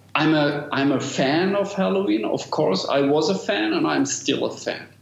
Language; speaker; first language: English; non-native, fluent; German